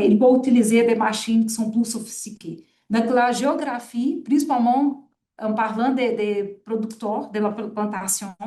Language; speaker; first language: French; non-native, fluent; Portuguese